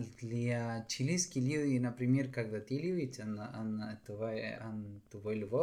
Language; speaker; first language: Russian; non-native, learner; Spanish